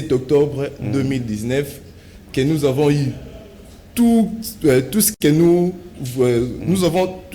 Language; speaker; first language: French; non-native, local second language; Lingala